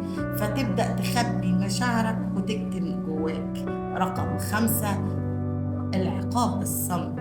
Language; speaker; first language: Arabic; native; Arabic